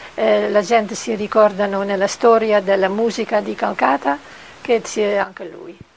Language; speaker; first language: Italian; non-native, fluent; Dutch